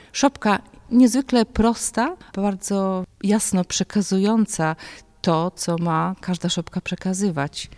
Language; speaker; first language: Polish; native; Polish